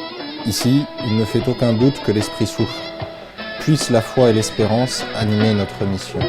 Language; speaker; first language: French; native; French